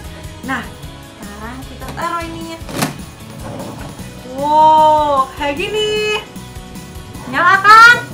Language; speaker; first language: Indonesian; native; Indonesian